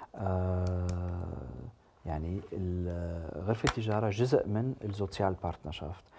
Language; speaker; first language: Arabic; early bilingual, heritage; German